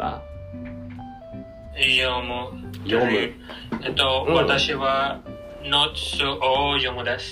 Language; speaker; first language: Japanese; non-native, learner; English